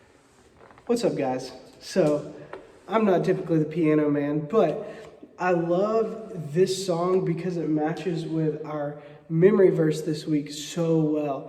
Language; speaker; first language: English; native; English